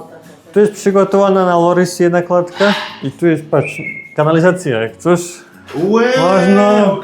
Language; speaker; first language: Polish; non-native, learner; Slovak